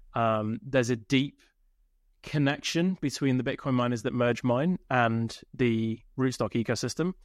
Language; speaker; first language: English; native; English